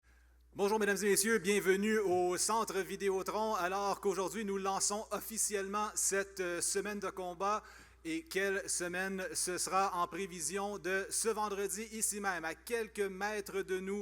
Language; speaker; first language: French; native; French